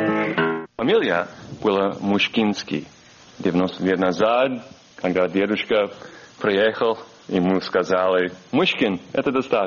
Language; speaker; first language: Russian; non-native, learner; English